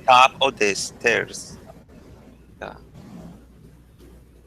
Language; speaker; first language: English; non-native, learner; Spanish